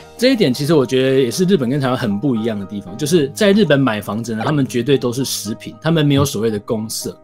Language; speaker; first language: Chinese; native; Chinese